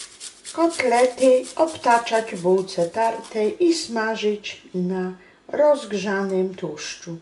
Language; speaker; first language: Polish; native; Polish